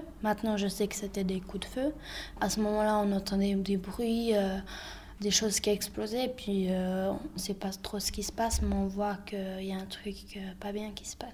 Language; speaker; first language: French; early bilingual, other home language; Bosnian